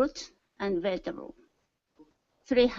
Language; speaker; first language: English; non-native, learner; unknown